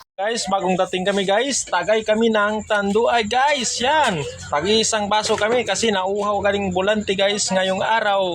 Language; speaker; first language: Filipino; non-native, local second language; Aklanon